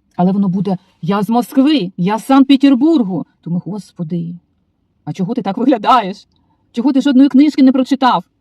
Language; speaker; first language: Ukrainian; non-native, local second language; Russian